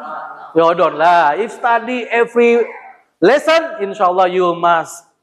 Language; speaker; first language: English; non-native, learner; Indonesian